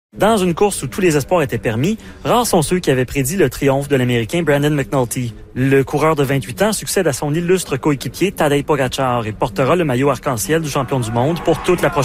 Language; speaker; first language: French; native; French